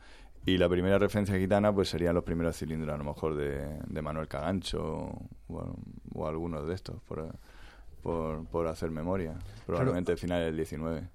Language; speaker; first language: Spanish; native; Spanish